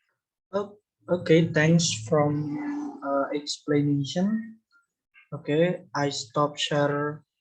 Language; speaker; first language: English; non-native, learner; Indonesian